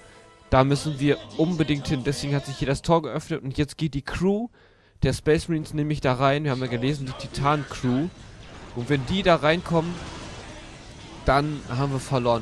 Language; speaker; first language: German; native; German